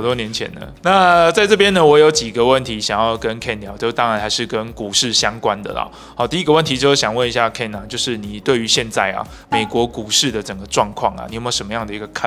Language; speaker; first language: Chinese; native; Chinese